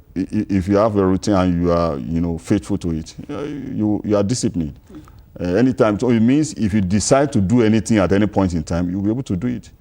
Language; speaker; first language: English; non-native, local second language; Yoruba